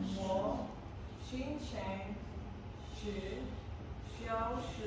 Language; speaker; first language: Chinese; non-native, fluent; Filipino